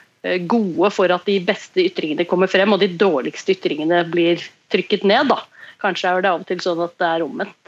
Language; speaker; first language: Norwegian; native; Norwegian